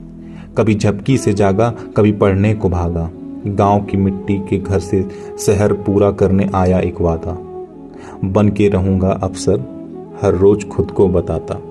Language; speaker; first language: Hindi; native; Hindi